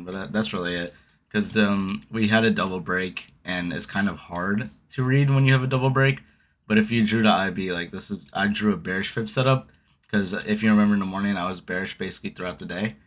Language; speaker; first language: English; native; English